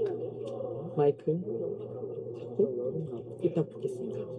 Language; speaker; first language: Korean; non-native, fluent; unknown